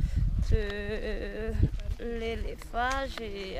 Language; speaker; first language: French; non-native, local second language; Malagasy